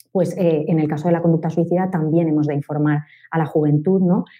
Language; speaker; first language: Spanish; native; Spanish